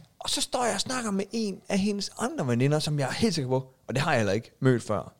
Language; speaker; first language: Danish; native; Danish